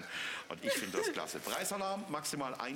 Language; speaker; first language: German; native; German